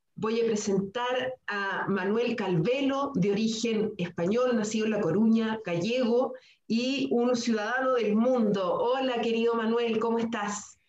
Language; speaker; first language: Spanish; native; Spanish